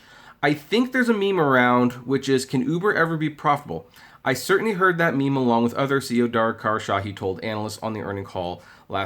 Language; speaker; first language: English; native; English